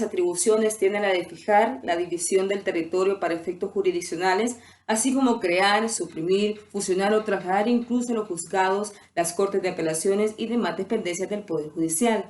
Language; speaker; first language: Spanish; native; Spanish